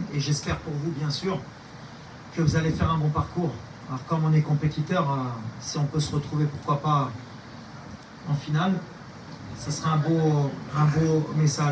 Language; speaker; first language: French; native; French